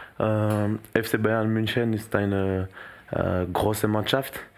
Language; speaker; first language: German; non-native, learner; French